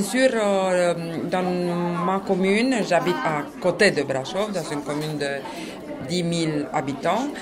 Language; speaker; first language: French; non-native, fluent; Romanian